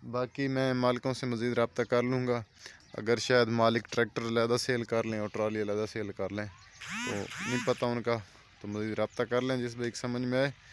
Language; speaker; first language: Urdu; non-native, local second language; Punjabi